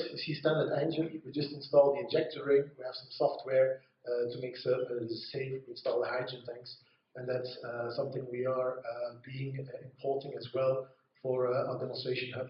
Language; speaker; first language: English; non-native, fluent; Dutch